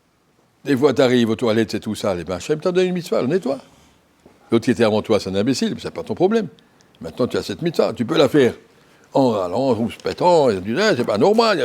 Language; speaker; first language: French; native; French